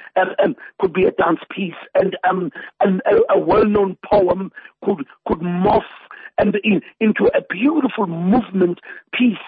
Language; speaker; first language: English; non-native, local second language; Zulu